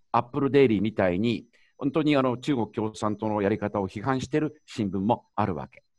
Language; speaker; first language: Japanese; native; Japanese